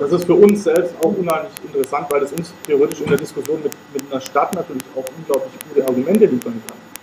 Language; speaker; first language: German; native; German